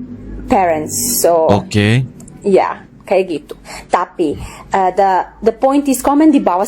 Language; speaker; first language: Indonesian; non-native, learner; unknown